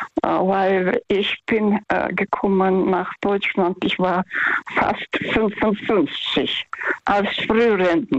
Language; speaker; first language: German; non-native, fluent; Russian